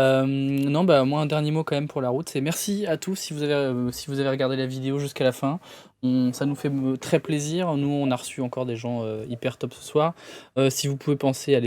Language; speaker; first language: French; native; French